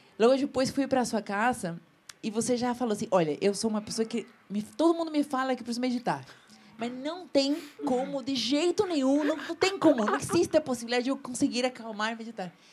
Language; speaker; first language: Portuguese; non-native, fluent; Spanish